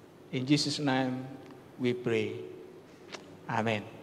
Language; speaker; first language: English; non-native, learner; Indonesian